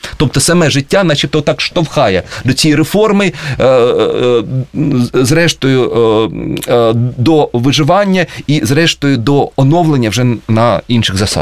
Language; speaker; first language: Ukrainian; native; Ukrainian